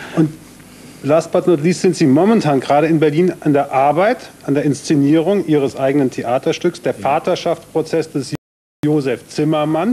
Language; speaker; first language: German; native; German